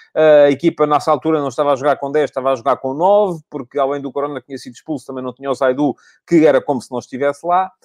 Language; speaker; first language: Portuguese; native; Portuguese